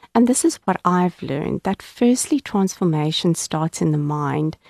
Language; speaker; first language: English; native; English